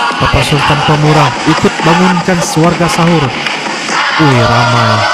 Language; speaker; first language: Malay; native; Malay